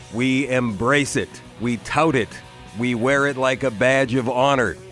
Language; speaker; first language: English; native; English